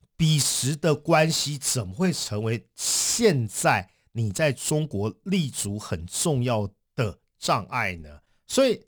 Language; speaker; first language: Chinese; native; Chinese